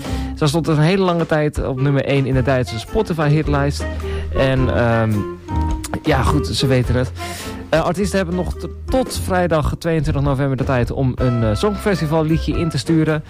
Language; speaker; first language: Dutch; native; Dutch